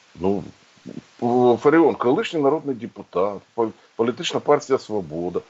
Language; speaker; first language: Ukrainian; native; Ukrainian